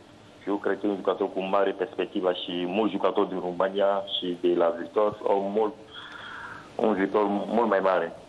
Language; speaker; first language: Romanian; non-native, learner; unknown